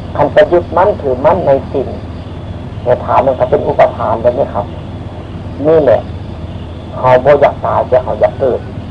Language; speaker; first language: Thai; native; Thai